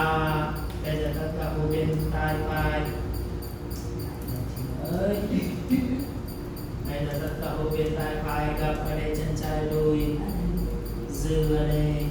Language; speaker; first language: Vietnamese; non-native, learner; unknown